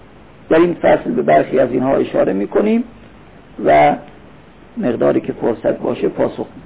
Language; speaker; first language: Persian; native; Persian